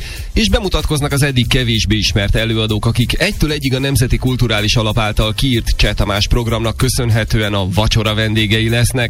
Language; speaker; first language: Hungarian; native; Hungarian